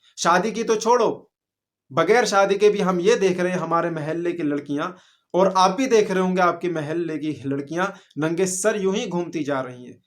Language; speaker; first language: Urdu; native; Urdu